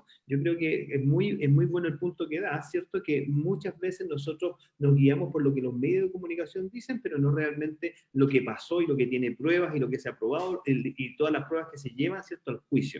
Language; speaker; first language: Spanish; native; Spanish